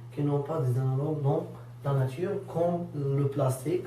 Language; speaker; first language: French; non-native, local second language; Arabic